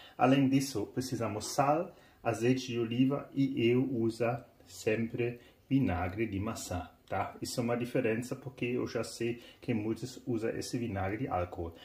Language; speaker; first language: Portuguese; non-native, fluent; German